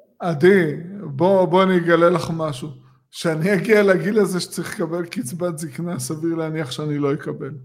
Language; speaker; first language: Hebrew; native; Hebrew